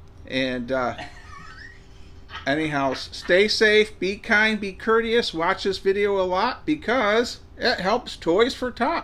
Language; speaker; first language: English; native; English